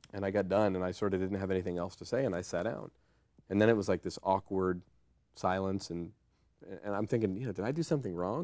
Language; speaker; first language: English; native; English